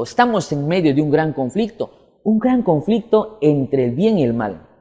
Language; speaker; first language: Spanish; native; Spanish